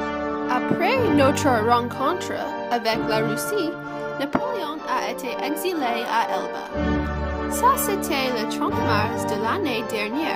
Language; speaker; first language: French; non-native, learner; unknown